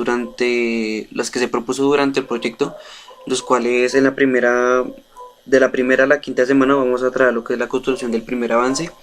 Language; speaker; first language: Spanish; native; Spanish